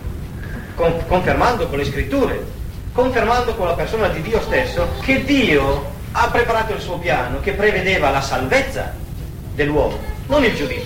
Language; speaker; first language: Italian; native; Italian